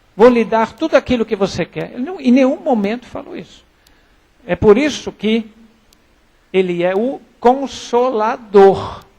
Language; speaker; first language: Portuguese; non-native, fluent; German